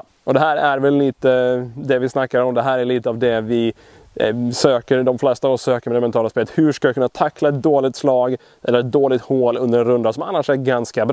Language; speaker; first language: Swedish; native; Swedish